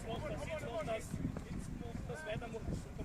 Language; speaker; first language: German; native; German